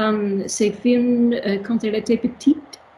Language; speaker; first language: French; non-native, learner; English